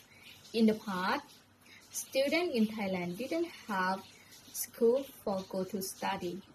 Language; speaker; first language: English; non-native, learner; Thai